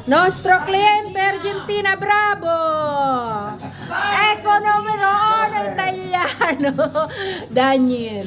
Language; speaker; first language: Italian; non-native, learner; Filipino